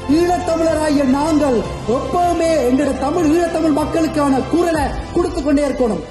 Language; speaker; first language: Tamil; early bilingual, heritage; Tamil